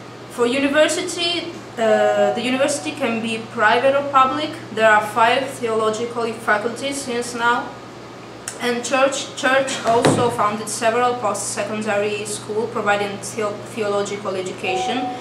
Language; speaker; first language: English; non-native, fluent; Italian